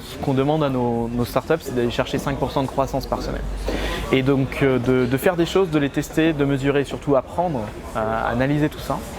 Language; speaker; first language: French; native; French